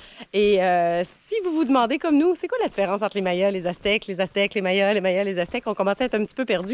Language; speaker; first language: French; native; French